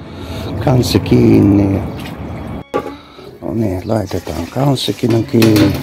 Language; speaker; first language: Finnish; non-native, fluent; Turkish